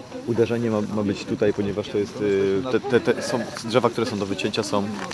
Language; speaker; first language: Polish; native; Polish